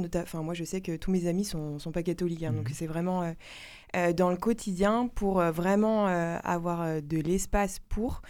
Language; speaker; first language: French; native; French